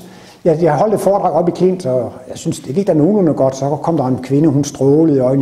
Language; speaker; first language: Danish; native; Danish